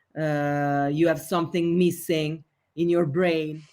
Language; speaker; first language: English; non-native, fluent; Italian